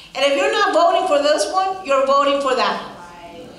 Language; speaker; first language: English; non-native, fluent; Spanish